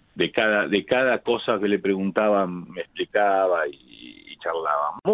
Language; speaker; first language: Spanish; native; Spanish